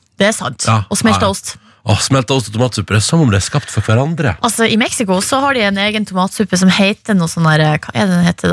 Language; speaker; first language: Norwegian; native; Norwegian